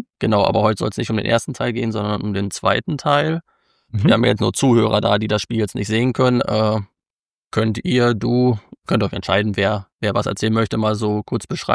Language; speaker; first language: German; native; German